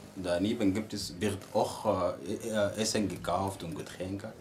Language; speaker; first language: German; non-native, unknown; Arabic